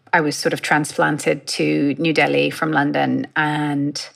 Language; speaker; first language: English; native; English